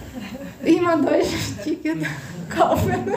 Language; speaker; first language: German; non-native, fluent; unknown